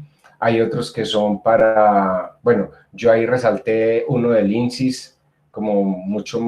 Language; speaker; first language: Spanish; native; Spanish